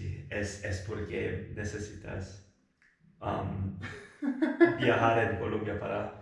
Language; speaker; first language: Spanish; non-native, learner; Korean